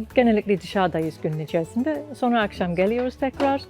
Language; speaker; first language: Turkish; non-native, fluent; English